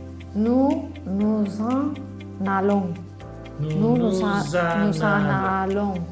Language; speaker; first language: French; non-native, learner; Spanish